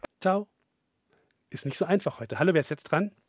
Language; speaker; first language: German; native; German